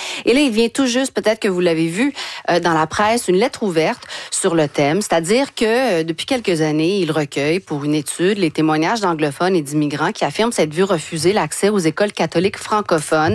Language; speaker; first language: French; native; French